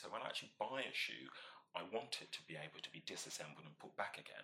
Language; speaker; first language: English; native; English